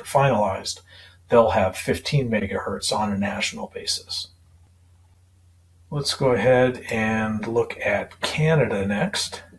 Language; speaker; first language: English; native; English